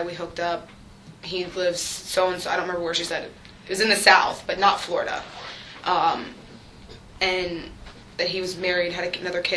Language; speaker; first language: English; native; English